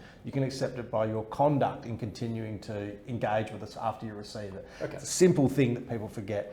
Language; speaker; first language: English; native; English